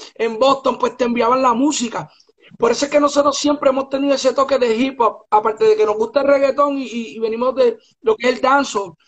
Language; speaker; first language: Spanish; native; Spanish